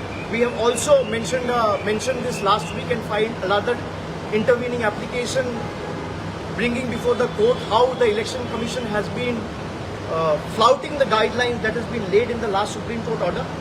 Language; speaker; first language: English; non-native, local second language; Bangla